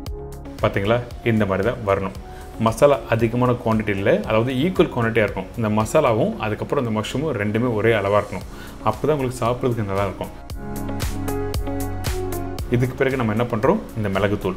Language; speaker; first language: Tamil; native; Tamil